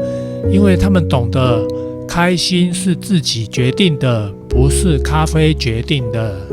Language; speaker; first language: Chinese; native; Chinese